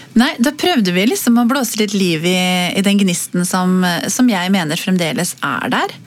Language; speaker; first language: Norwegian; native; Norwegian